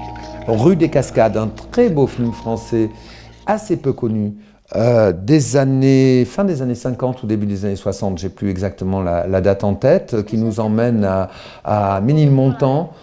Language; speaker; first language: French; native; French